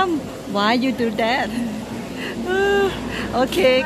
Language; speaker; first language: English; non-native, learner; Thai